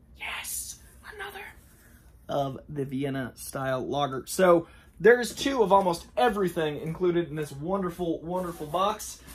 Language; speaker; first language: English; native; English